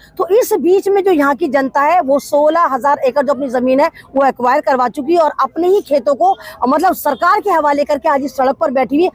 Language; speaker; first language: Hindi; native; Hindi